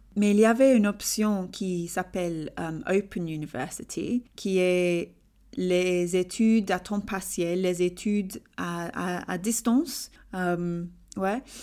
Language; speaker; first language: French; non-native, learner; English